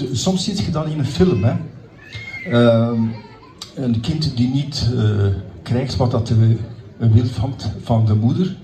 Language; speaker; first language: Dutch; early bilingual, other home language; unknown